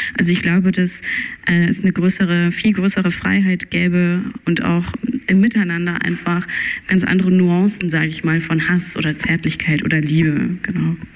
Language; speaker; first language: German; early bilingual, other home language; Turkish